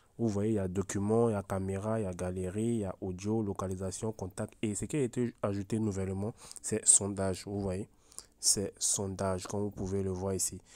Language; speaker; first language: French; native; French